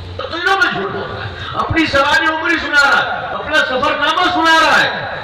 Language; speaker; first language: Urdu; native; Urdu